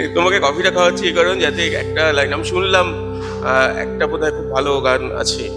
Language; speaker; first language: Bangla; native; Bangla